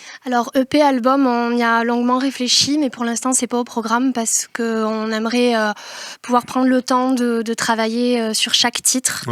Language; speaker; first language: French; native; French